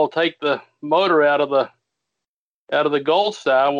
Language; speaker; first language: English; native; English